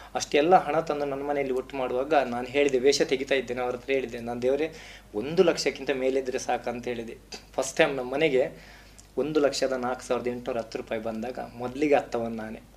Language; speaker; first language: Kannada; non-native, local second language; Tulu